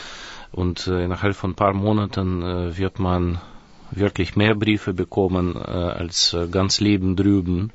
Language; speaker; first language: German; non-native, fluent; Russian